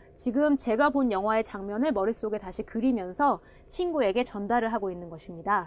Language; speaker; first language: Korean; native; Korean